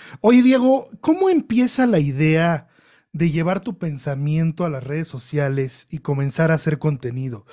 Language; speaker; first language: Spanish; native; Spanish